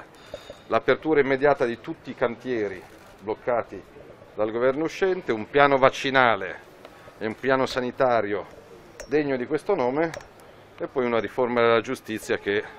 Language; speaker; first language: Italian; native; Italian